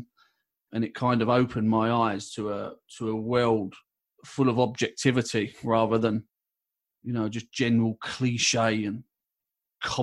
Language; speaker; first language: English; native; English